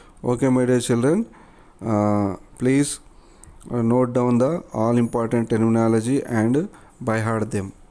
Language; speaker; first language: English; non-native, local second language; Telugu